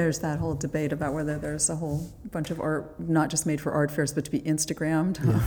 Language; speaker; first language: English; native; English